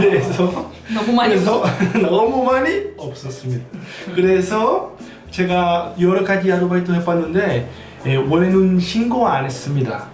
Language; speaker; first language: Korean; non-native, fluent; Spanish